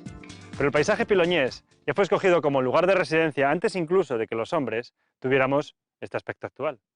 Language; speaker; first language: Spanish; native; Spanish